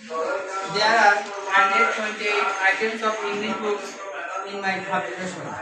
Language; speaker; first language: English; non-native, local second language; Bangla